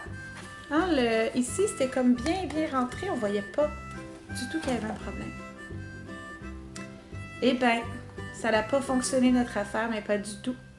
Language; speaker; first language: French; native; French